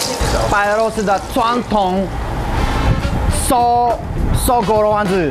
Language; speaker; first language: Chinese; non-native, learner; Russian